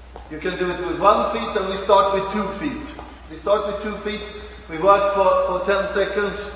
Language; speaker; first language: English; non-native, fluent; Swedish